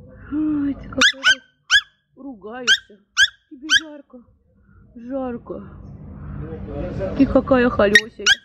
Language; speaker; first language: Russian; native; Russian